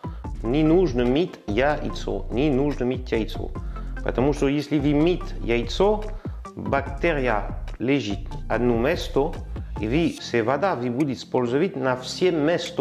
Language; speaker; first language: Russian; non-native, learner; French